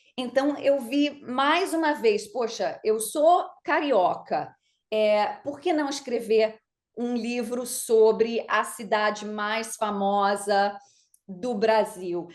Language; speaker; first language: Portuguese; native; Portuguese